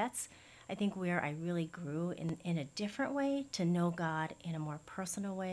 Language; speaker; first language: English; native; English